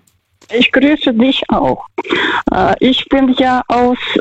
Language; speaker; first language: German; non-native, learner; Russian